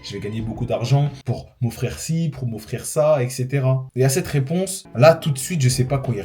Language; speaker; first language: French; native; French